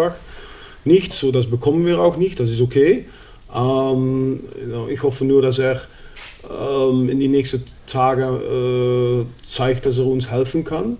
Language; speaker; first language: German; non-native, fluent; Dutch